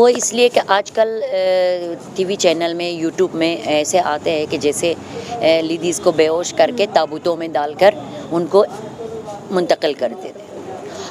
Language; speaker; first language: Hindi; non-native, fluent; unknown